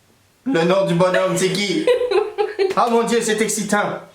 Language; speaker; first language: French; native; French